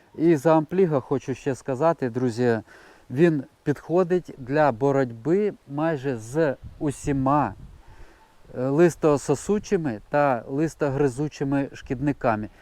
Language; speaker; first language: Ukrainian; non-native, local second language; Russian